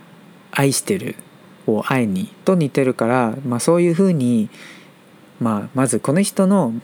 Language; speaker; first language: Japanese; non-native, fluent; Chinese